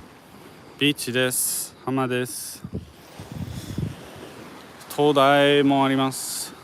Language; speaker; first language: Japanese; non-native, fluent; English